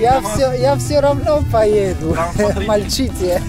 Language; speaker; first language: Russian; non-native, learner; Italian